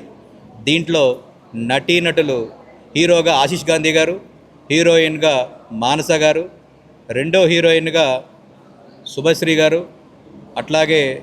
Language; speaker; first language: Telugu; native; Telugu